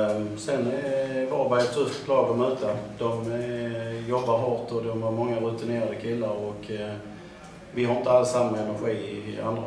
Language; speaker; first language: Swedish; native; Swedish